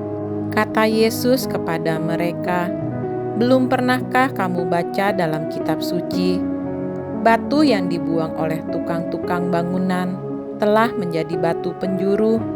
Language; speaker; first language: Indonesian; native; Indonesian